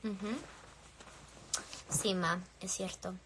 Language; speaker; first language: Spanish; early bilingual, heritage; English